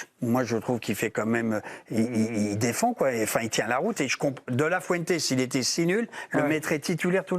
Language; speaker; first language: French; native; French